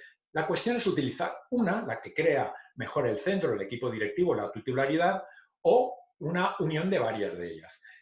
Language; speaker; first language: Spanish; native; Spanish